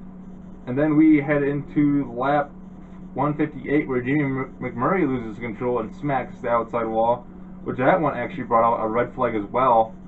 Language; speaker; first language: English; native; English